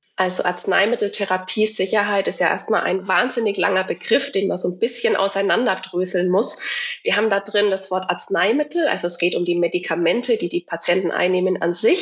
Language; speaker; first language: German; native; German